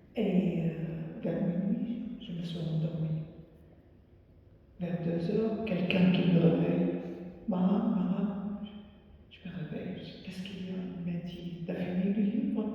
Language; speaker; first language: French; non-native, fluent; Arabic